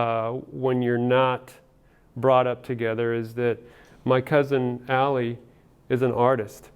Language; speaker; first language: English; early bilingual, other home language; Spanish